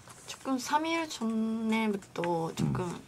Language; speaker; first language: Korean; non-native, learner; Japanese